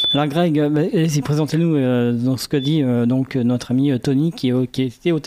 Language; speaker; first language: French; native; French